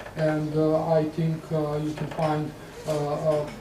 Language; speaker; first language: English; non-native, fluent; Serbian